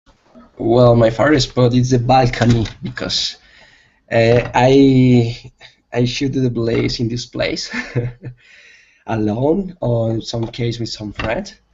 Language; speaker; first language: English; non-native, learner; Spanish